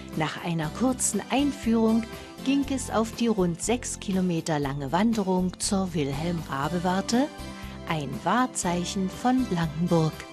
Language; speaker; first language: German; native; German